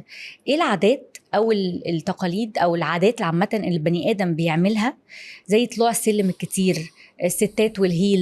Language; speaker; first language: Arabic; native; Arabic